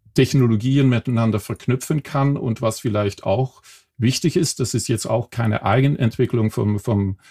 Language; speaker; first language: German; non-native, fluent; Dutch